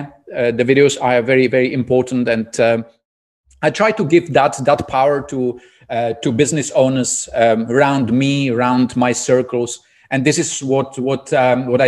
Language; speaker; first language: English; non-native, fluent; Czech